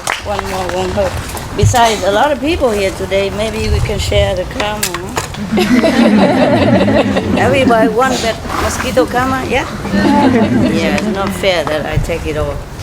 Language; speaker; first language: English; non-native, fluent; Vietnamese